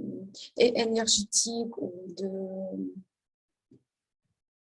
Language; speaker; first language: French; non-native, learner; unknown